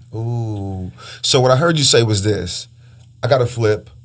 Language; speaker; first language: English; early bilingual, other home language; Spanish